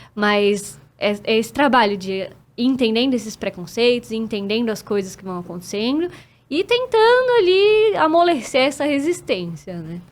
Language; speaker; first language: Portuguese; native; Portuguese